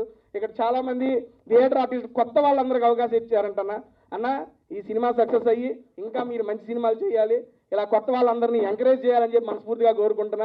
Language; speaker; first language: Telugu; native; Telugu